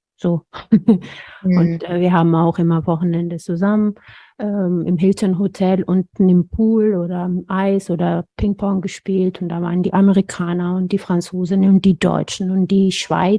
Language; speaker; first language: German; non-native, fluent; Amharic